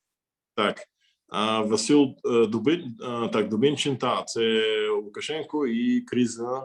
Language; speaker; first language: Ukrainian; non-native, fluent; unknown